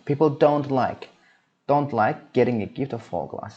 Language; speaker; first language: English; non-native, fluent; Azerbaijani